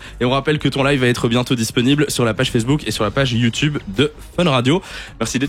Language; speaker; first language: French; native; French